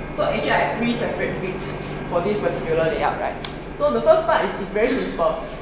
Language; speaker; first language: English; non-native, local second language; Min Nan Chinese